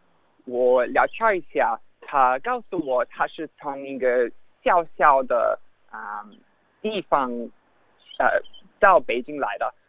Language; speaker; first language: Chinese; non-native, fluent; English